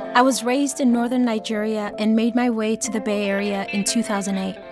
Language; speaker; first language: English; non-native, local second language; Hausa